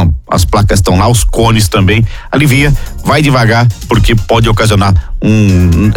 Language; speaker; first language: Portuguese; native; Portuguese